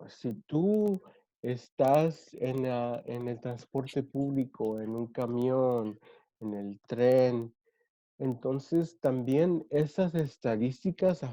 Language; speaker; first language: Spanish; early bilingual, other home language; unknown